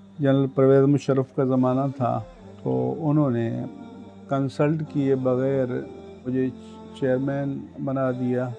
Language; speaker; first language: Urdu; non-native, local second language; Northern Hindko